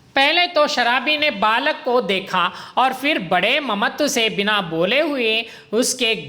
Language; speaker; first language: Hindi; non-native, local second language; Kannada